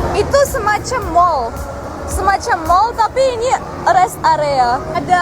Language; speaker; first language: Indonesian; non-native, learner; English